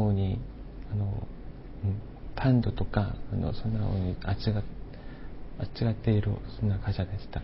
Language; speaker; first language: Japanese; non-native, fluent; Korean